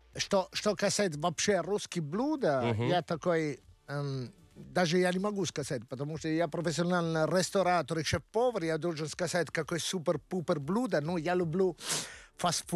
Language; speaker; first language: Russian; non-native, learner; Italian